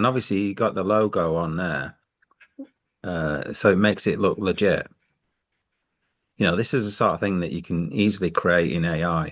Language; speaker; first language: English; native; English